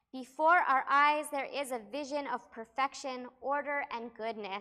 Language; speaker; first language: English; native; English